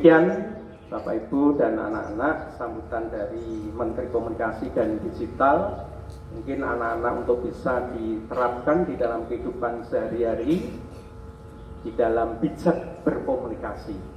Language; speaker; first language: Indonesian; native; Indonesian